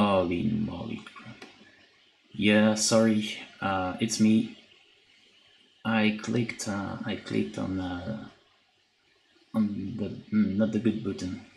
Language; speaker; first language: English; non-native, fluent; French